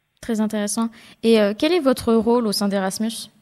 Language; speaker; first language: French; non-native, local second language; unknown